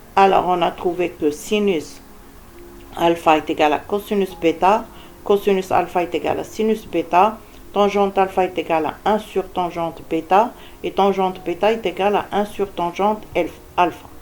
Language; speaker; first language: French; non-native, local second language; Arabic